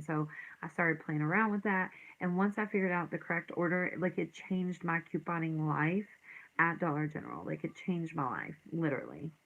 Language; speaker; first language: English; native; English